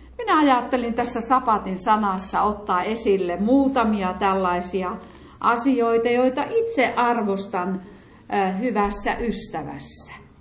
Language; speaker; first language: Finnish; native; Finnish